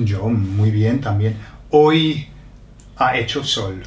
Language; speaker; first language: Spanish; non-native, fluent; English